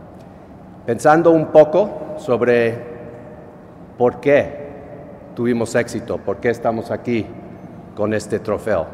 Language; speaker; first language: Spanish; non-native, fluent; English